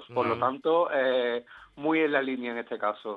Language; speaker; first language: Spanish; native; Spanish